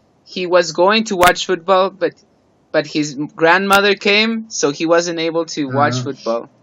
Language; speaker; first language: English; non-native, fluent; Spanish